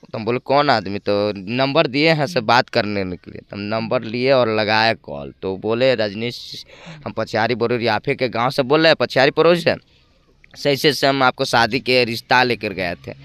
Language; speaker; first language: Hindi; native; Hindi